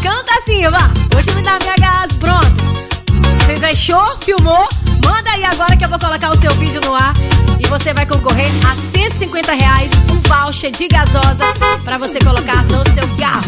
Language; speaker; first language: Portuguese; native; Portuguese